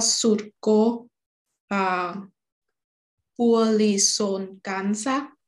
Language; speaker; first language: Finnish; non-native, learner; Vietnamese